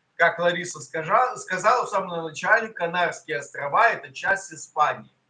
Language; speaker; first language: Russian; native; Russian